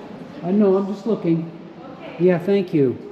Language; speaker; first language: English; native; English